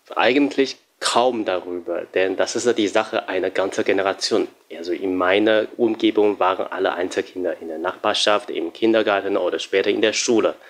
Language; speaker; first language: German; non-native, fluent; Chinese